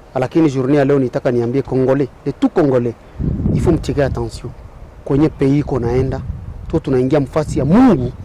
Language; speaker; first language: Swahili; non-native, local second language; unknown